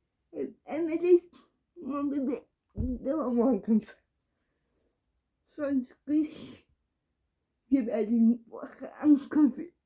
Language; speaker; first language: French; non-native, learner; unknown